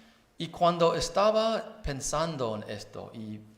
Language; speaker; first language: Spanish; non-native, fluent; Chinese